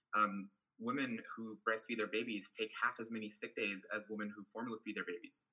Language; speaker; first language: English; non-native, fluent; Portuguese